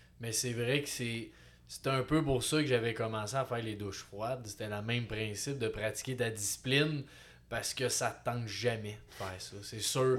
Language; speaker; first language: French; native; French